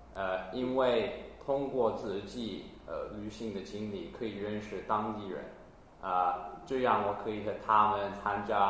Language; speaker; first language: Chinese; non-native, fluent; English